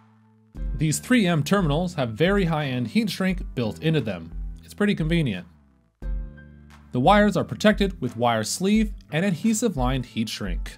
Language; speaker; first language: English; native; English